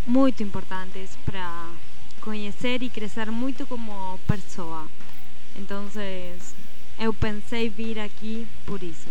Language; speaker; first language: Portuguese; non-native, learner; Spanish